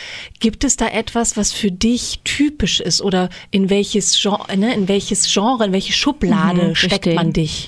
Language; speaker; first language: German; native; German